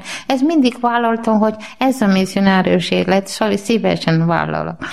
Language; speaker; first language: Hungarian; non-native, learner; Malayalam